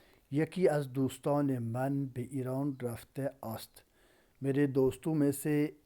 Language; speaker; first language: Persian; non-native, fluent; Urdu